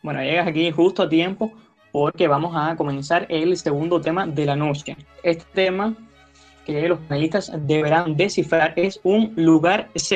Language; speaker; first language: Spanish; native; Spanish